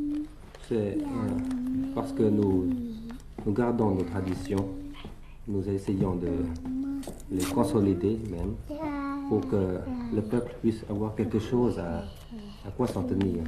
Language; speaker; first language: French; early bilingual, other home language; Thai